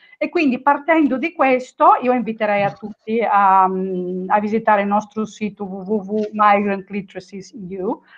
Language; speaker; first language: Italian; non-native, fluent; Portuguese